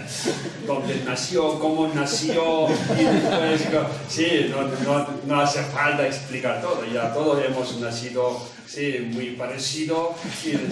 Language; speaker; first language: Spanish; non-native, learner; Tibetan